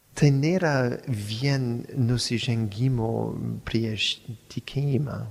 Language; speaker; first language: Lithuanian; non-native, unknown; English